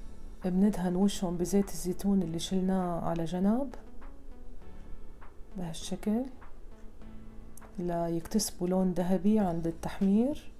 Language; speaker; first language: Arabic; native; Arabic